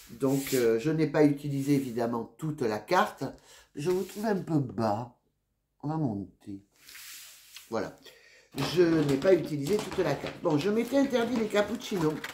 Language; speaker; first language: French; native; French